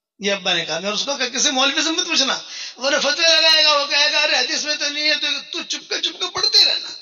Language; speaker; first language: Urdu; non-native, local second language; Gujarati